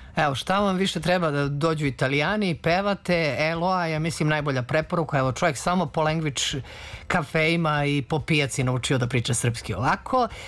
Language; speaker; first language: Serbian; native; Serbian